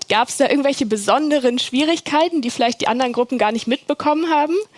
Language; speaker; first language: German; native; German